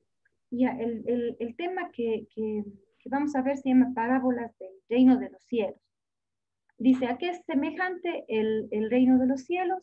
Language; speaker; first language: Spanish; native; Spanish